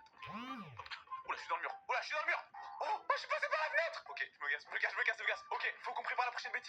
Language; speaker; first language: French; native; French